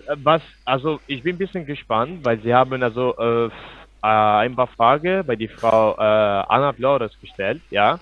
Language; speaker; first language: German; non-native, fluent; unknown